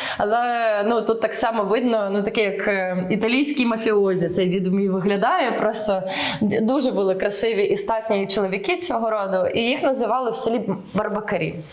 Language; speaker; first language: Ukrainian; early bilingual, heritage; Ukrainian